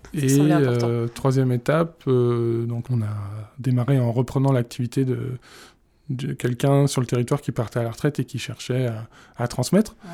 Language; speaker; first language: French; native; French